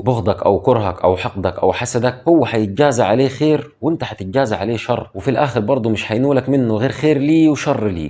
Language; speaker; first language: Arabic; native; Arabic